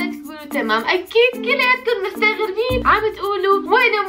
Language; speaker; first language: Arabic; native; Arabic